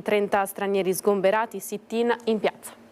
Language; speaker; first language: Italian; native; Italian